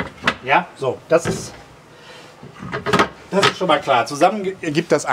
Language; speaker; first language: German; native; German